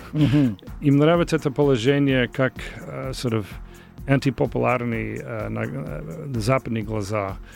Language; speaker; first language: Russian; non-native, learner; English